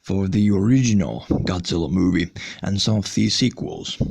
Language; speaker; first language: English; non-native, fluent; Finnish